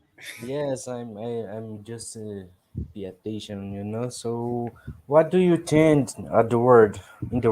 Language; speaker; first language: English; non-native, learner; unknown